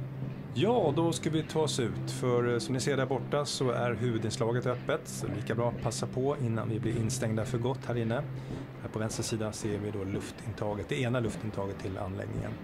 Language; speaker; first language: Swedish; native; Swedish